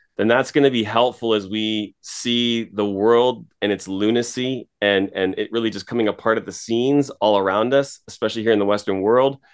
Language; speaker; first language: English; native; English